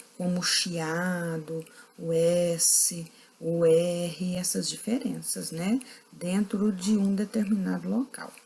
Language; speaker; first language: Portuguese; native; Portuguese